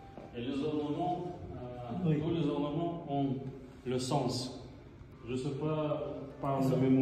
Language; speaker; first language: French; non-native, fluent; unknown